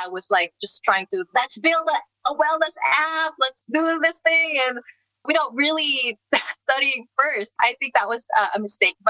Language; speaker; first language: English; non-native, local second language; Filipino